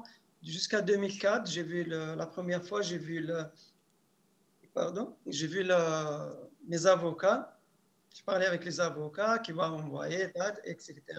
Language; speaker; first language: French; non-native, local second language; Arabic